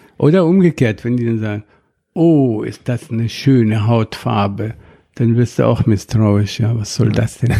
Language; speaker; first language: German; non-native, fluent; Arabic